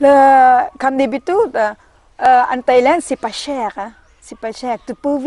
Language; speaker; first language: French; non-native, learner; Thai